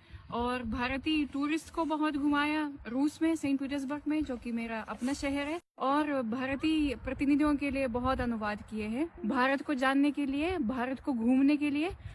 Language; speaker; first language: Hindi; non-native, fluent; Russian